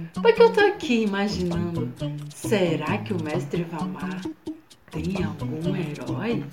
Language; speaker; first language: Portuguese; native; Portuguese